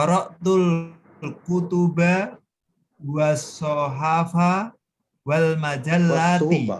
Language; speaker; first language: Arabic; non-native, learner; Indonesian